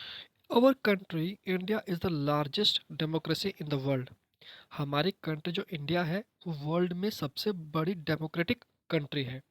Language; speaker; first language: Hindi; native; Hindi